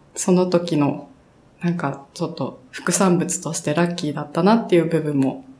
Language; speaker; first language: Japanese; native; Japanese